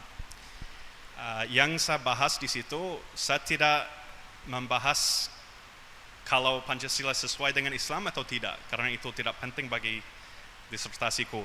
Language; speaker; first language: Indonesian; non-native, fluent; English